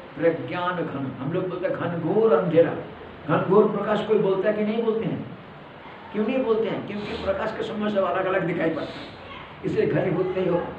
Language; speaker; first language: Hindi; non-native, local second language; Malayalam